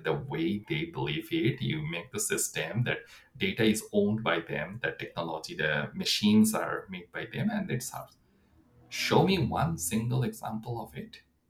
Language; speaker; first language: English; non-native, local second language; Bangla